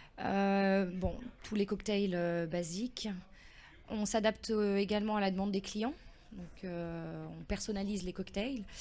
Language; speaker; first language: French; native; French